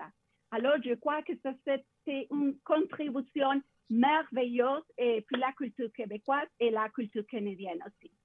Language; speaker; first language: French; non-native, fluent; Spanish